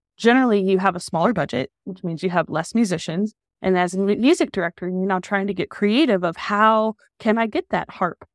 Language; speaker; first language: English; native; English